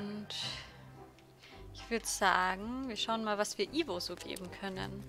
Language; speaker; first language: German; native; German